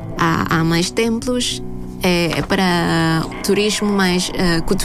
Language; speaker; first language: Portuguese; non-native, fluent; Thai